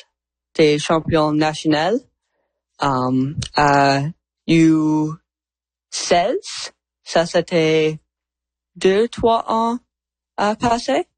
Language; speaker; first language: French; non-native, local second language; English